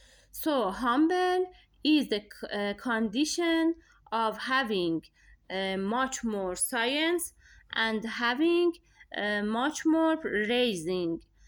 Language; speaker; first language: English; non-native, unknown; Persian